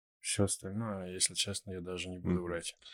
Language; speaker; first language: Russian; native; Russian